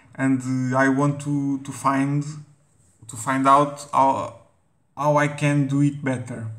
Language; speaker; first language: English; non-native, fluent; Portuguese